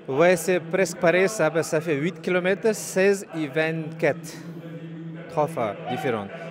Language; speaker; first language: French; non-native, learner; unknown